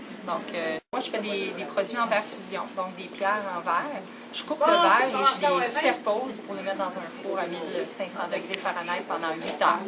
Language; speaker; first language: French; native; French